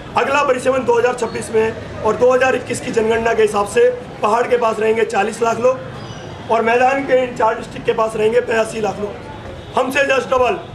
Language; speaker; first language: Hindi; non-native, local second language; Garhwali